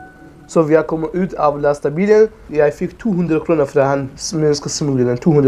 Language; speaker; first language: Norwegian; non-native, learner; Kurdish